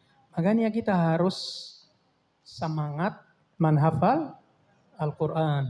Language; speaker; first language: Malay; non-native, fluent; Arabic